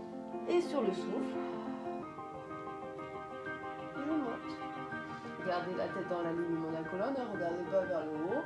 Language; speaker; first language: French; native; French